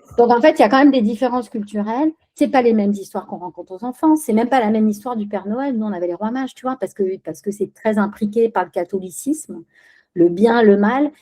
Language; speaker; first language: French; early bilingual, other home language; Spanish